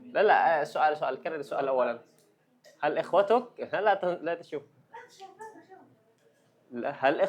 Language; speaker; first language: Arabic; non-native, fluent; Indonesian